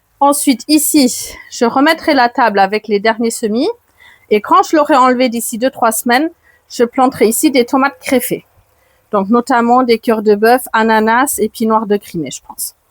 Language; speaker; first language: French; non-native, fluent; German